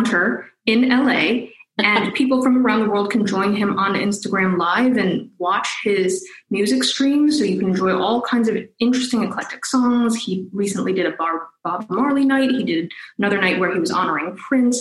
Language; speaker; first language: English; native; English